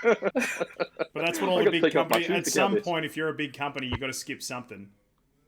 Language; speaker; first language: English; native; English